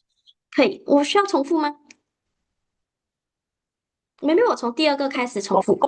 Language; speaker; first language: Chinese; native; Chinese